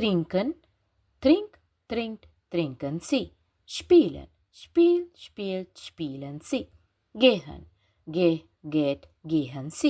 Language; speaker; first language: German; non-native, fluent; Sinhala